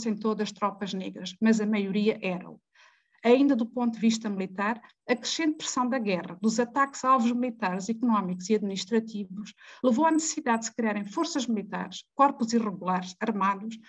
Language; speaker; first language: Portuguese; native; Portuguese